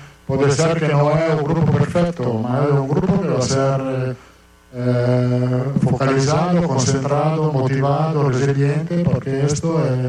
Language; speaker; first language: Spanish; non-native, fluent; Italian